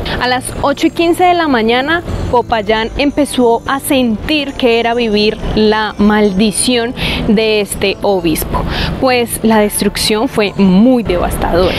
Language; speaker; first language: Spanish; native; Spanish